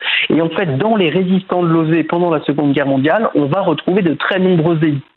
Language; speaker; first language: French; native; French